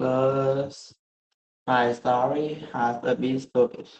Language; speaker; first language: English; non-native, learner; Vietnamese